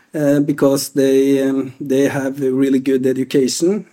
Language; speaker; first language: English; non-native, fluent; Norwegian